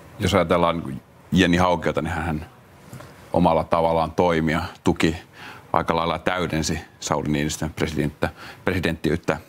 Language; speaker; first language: Finnish; native; Finnish